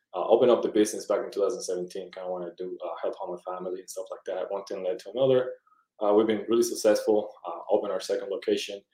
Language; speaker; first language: English; early bilingual, other home language; Spanish